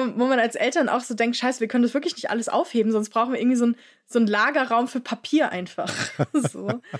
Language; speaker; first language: German; native; German